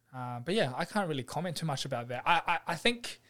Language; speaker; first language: English; native; English